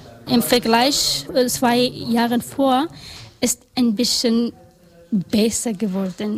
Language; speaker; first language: German; non-native, learner; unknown